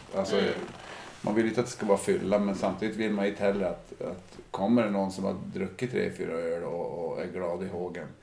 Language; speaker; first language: Swedish; native; Swedish